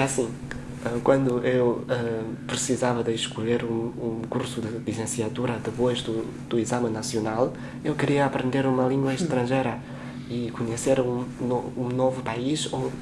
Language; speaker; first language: Portuguese; non-native, fluent; Chinese